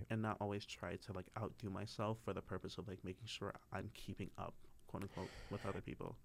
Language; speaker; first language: English; native; English